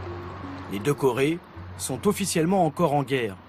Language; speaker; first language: French; native; French